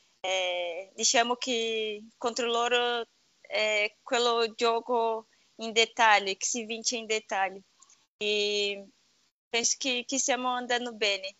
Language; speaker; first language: Italian; non-native, learner; Portuguese